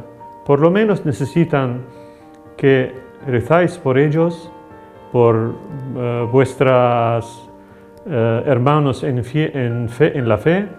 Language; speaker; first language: Spanish; non-native, learner; Arabic